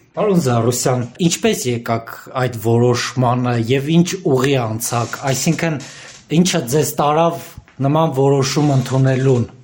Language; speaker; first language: Armenian; native; Armenian